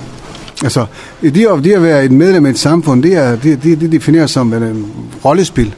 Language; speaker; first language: Danish; non-native, fluent; Persian